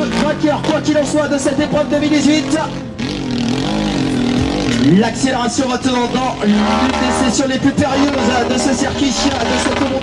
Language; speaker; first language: French; native; French